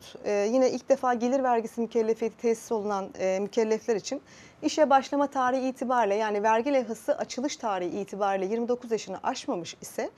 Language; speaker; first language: Turkish; native; Turkish